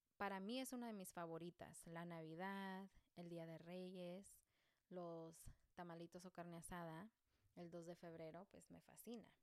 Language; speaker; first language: Spanish; early bilingual, heritage; Spanish